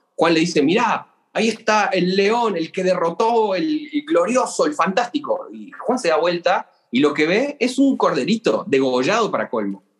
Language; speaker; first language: Spanish; native; Spanish